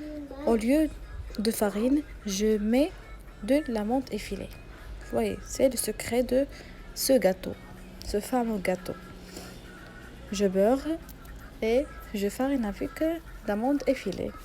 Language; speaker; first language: French; non-native, local second language; Arabic